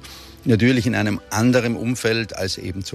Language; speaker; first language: German; native; German